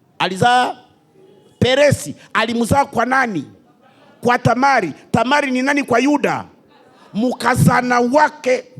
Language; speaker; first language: Swahili; native; Swahili